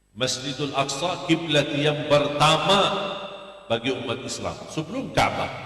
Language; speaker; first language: Malay; non-native, fluent; Arabic